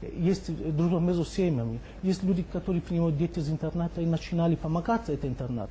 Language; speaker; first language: Russian; non-native, fluent; Italian